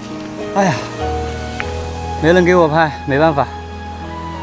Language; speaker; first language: Chinese; native; Chinese